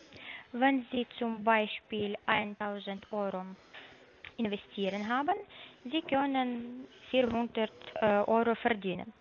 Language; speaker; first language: German; non-native, learner; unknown